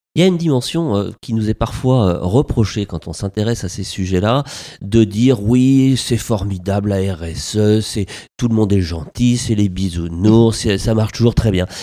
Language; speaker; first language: French; native; French